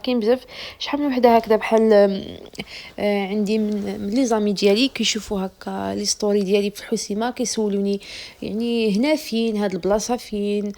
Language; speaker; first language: Arabic; native; Arabic